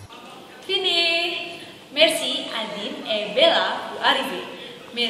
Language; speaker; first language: French; non-native, learner; Indonesian